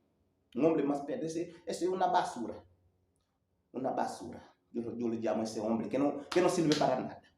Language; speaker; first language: Spanish; non-native, learner; Haitian Creole